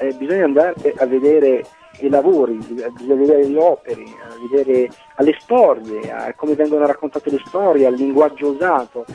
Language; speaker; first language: Italian; non-native, fluent; Arabic